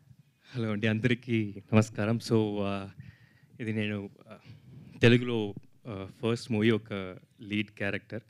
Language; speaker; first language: Telugu; non-native, learner; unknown